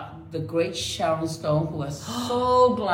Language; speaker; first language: English; non-native, local second language; Min Nan Chinese